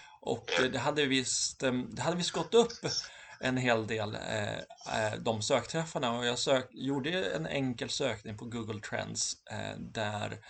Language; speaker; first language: Swedish; native; Swedish